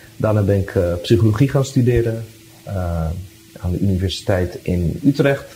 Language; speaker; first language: Dutch; native; Dutch